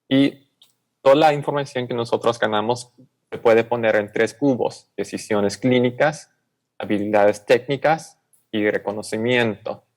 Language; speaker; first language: Spanish; non-native, fluent; English